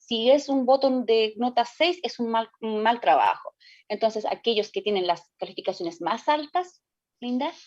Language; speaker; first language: Spanish; native; Spanish